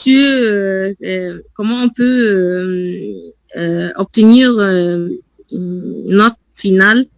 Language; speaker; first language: French; non-native, learner; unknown